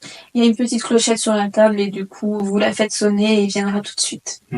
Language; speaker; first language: French; native; French